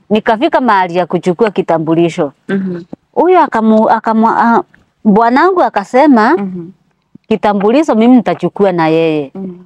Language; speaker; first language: Swahili; non-native, local second language; Kikuyu